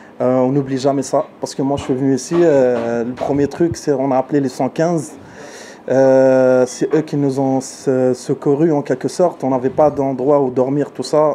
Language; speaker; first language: French; early bilingual, other home language; Arabic